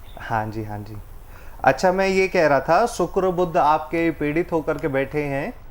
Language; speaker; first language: Hindi; native; Hindi